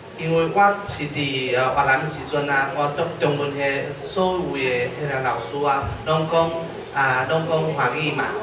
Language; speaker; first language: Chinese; non-native, fluent; Vietnamese